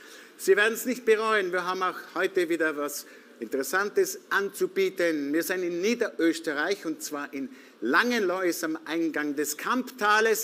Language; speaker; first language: German; native; German